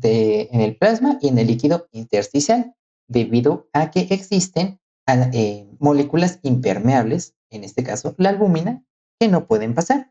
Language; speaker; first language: Spanish; native; Spanish